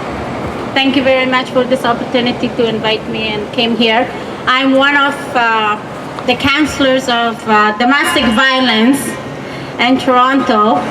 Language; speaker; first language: English; non-native, learner; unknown